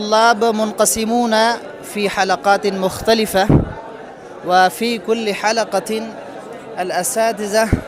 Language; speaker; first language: Arabic; non-native, fluent; Urdu